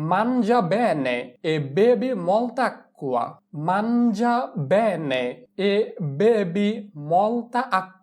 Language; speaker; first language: Italian; non-native, fluent; Bangla